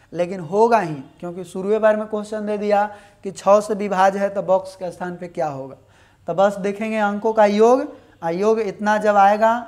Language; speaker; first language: Hindi; native; Hindi